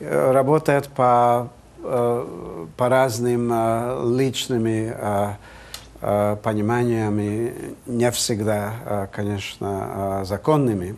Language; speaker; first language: Russian; non-native, fluent; Hungarian